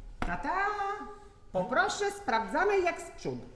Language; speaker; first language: Polish; non-native, learner; Italian